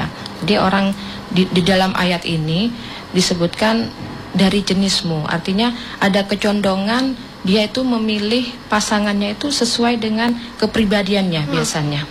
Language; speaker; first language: Indonesian; native; Indonesian